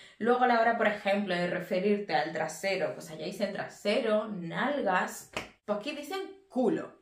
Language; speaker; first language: Spanish; native; Spanish